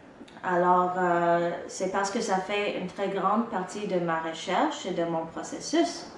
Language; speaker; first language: French; non-native, local second language; English